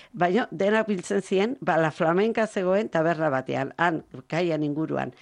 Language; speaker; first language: Basque; native; Basque